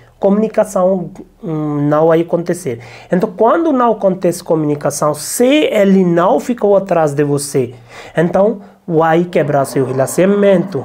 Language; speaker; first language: Portuguese; non-native, learner; Hindi